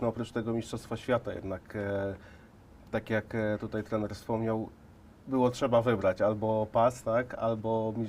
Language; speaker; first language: Polish; native; Polish